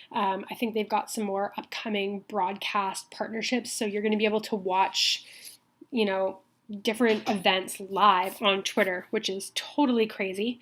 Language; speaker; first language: English; native; English